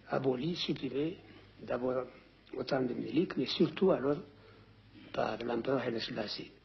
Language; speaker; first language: French; non-native, fluent; Amharic